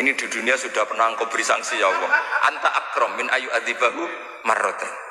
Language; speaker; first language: Indonesian; non-native, local second language; Javanese